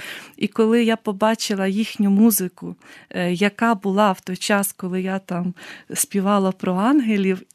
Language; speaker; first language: Ukrainian; native; Ukrainian